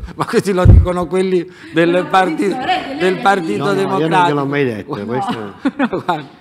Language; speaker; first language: Italian; native; Italian